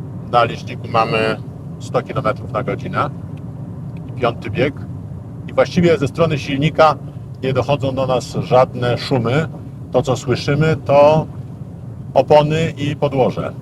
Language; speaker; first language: Polish; native; Polish